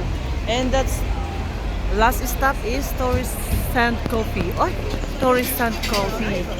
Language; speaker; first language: English; non-native, learner; Filipino